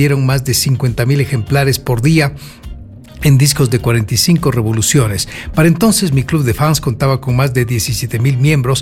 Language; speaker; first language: Spanish; native; Spanish